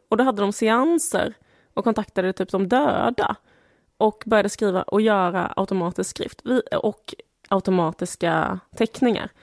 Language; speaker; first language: Swedish; native; Swedish